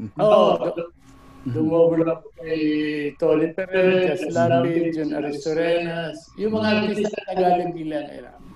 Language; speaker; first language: Filipino; native; Filipino